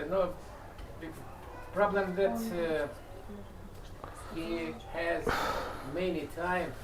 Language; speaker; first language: English; non-native, learner; Russian